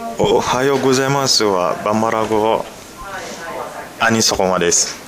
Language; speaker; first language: Japanese; non-native, learner; Bambara